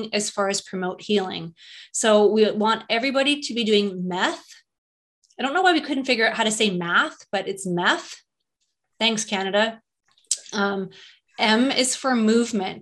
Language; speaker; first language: English; native; English